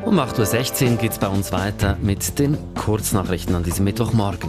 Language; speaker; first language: German; native; German